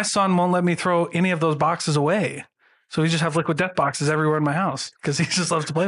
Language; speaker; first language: English; native; English